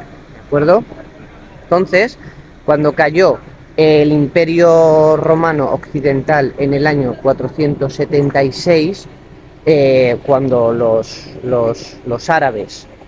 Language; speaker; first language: Spanish; native; Spanish